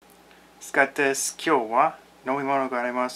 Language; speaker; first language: Japanese; non-native, learner; English